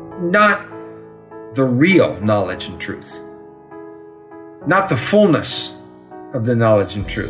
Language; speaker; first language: English; native; English